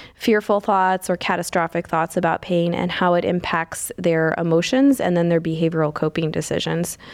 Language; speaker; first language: English; native; English